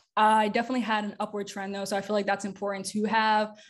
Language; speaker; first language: English; native; English